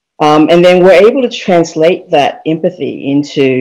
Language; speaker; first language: English; native; English